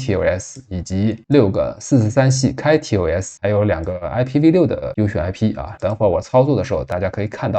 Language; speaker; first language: Chinese; native; Chinese